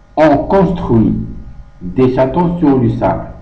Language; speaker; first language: French; non-native, local second language; Arabic